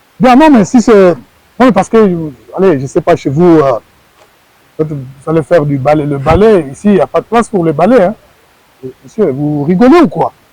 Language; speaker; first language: French; non-native, local second language; Lingala